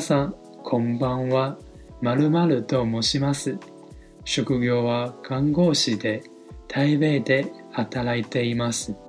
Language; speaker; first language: Japanese; non-native, fluent; Chinese